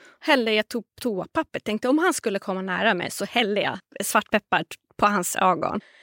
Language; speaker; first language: Swedish; non-native, fluent; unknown